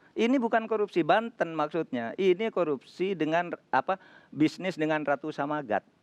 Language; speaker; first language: Indonesian; non-native, local second language; Madurese